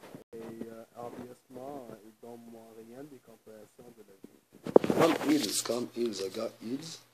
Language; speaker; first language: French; non-native, learner; English